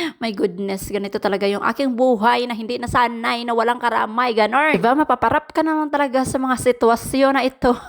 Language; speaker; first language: Filipino; non-native, local second language; Cebuano